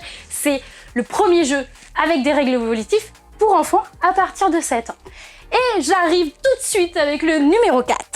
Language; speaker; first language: French; native; French